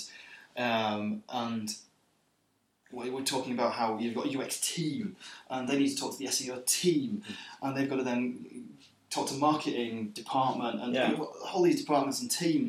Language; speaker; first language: English; native; English